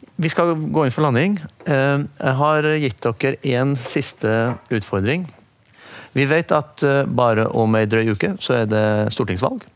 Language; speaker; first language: Norwegian; native; Norwegian